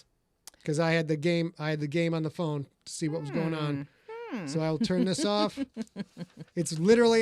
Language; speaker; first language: English; native; English